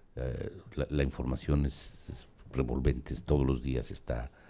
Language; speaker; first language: Spanish; native; Spanish